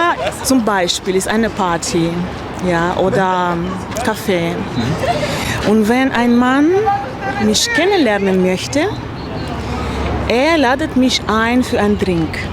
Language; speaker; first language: German; non-native, learner; Russian